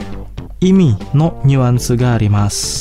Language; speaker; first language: Japanese; non-native, fluent; Indonesian